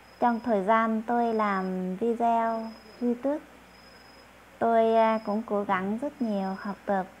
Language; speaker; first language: Vietnamese; non-native, local second language; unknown